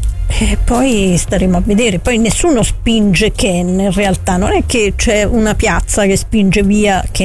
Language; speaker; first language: Italian; native; Italian